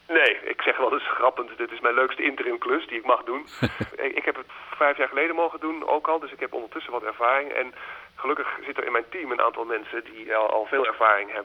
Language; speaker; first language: Dutch; native; Dutch